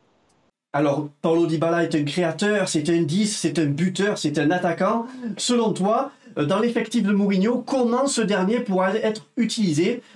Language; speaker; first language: French; native; French